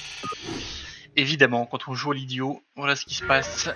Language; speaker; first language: French; native; French